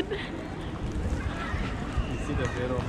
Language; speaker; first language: English; non-native, learner; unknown